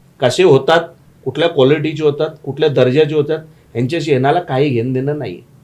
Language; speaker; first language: Marathi; non-native, local second language; Gujarati